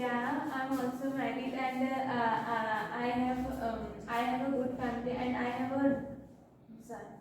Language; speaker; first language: English; non-native, learner; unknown